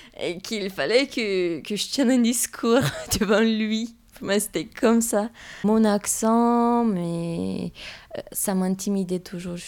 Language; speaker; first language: French; non-native, fluent; Romanian